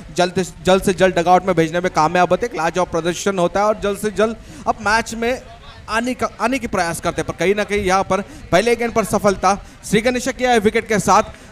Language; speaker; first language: Hindi; non-native, local second language; Marathi